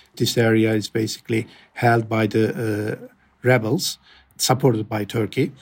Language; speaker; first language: English; non-native, fluent; Turkish